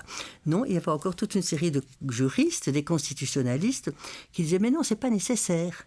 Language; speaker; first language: French; native; French